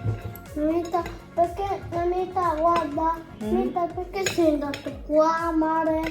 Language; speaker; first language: Italian; early bilingual, other home language; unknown